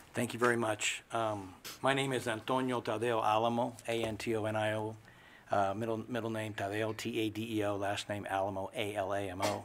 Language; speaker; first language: English; native; English